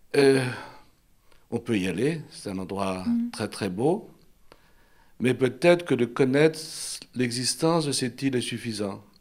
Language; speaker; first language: French; native; French